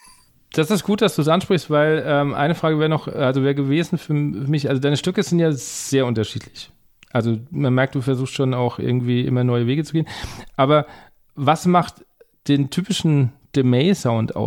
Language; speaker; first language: German; native; German